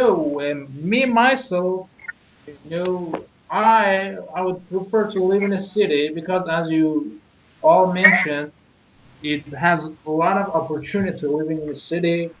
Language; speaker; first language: English; non-native, learner; Persian